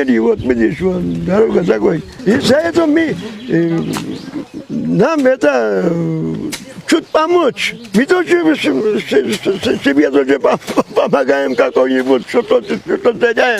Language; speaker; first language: Russian; non-native, local second language; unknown